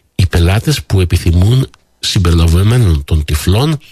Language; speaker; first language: Greek; native; Greek